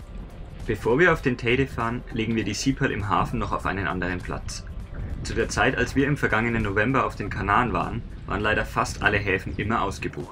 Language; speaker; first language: German; native; German